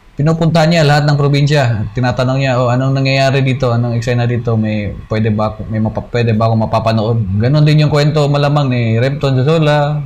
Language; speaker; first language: Filipino; non-native, local second language; Cebuano